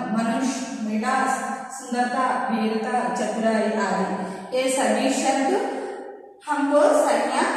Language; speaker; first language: Hindi; non-native, local second language; Telugu